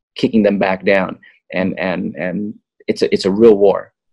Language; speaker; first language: English; native; English